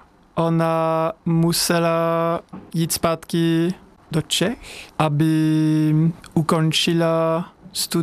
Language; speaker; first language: Czech; non-native, fluent; French